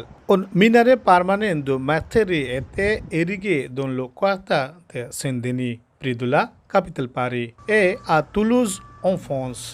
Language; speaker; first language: French; non-native, learner; Bangla